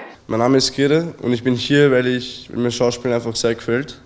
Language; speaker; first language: German; early bilingual, other home language; Serbian